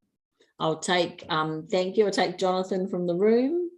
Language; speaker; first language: English; native; English